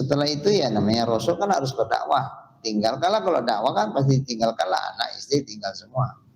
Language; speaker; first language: Indonesian; native; Indonesian